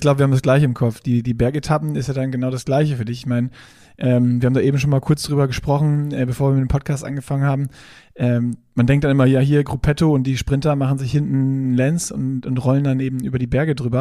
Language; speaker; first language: German; native; German